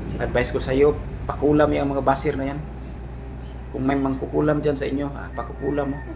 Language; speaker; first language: Filipino; non-native, local second language; Cebuano